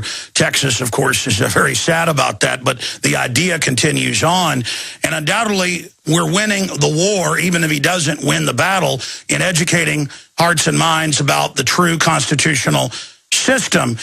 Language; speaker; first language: English; native; English